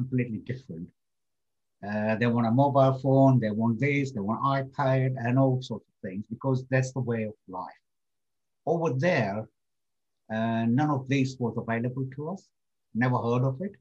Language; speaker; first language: English; non-native, local second language; Gujarati